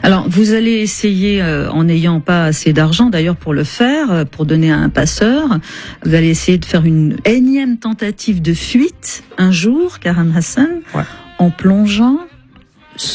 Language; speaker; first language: French; native; French